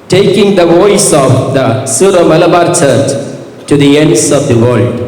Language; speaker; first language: English; non-native, local second language; Malayalam